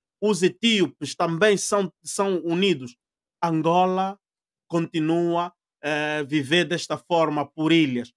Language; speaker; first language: Portuguese; native; Portuguese